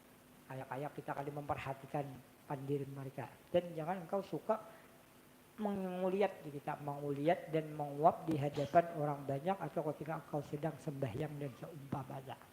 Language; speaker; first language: Indonesian; non-native, local second language; Banjar